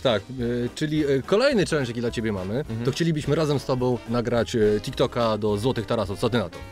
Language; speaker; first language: Polish; native; Polish